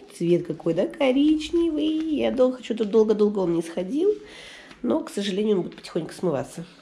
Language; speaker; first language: Russian; native; Russian